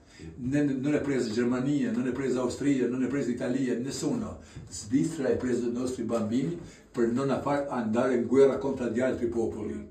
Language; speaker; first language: Italian; non-native, learner; Albanian